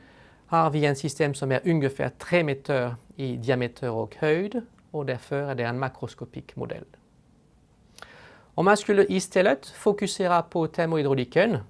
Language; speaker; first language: Swedish; non-native, fluent; French